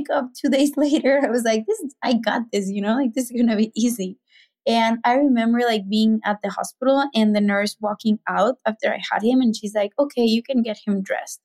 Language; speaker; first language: English; non-native, fluent; Spanish